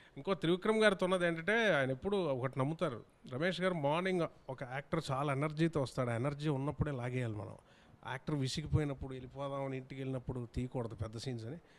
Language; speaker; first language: Telugu; native; Telugu